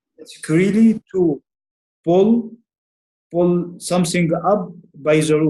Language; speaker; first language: English; non-native, learner; Arabic